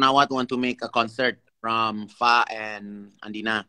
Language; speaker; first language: English; non-native, learner; Indonesian